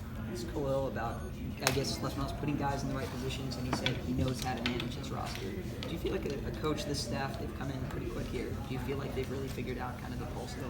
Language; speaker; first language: English; native; English